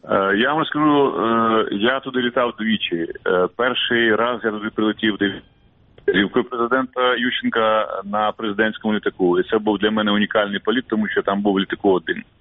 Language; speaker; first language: Ukrainian; native; Ukrainian